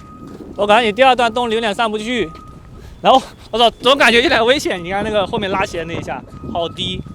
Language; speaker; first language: Chinese; native; Chinese